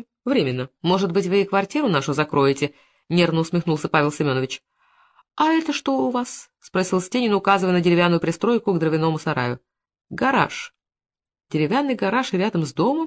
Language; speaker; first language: Russian; native; Russian